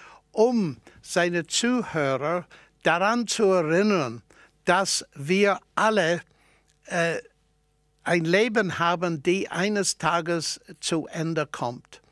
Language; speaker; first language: German; non-native, fluent; English